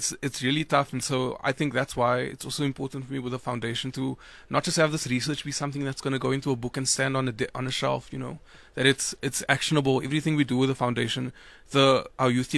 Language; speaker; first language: English; native; English